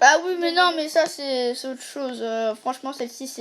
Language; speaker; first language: French; native; French